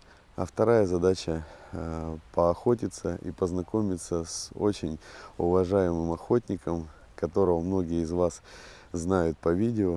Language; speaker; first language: Russian; native; Russian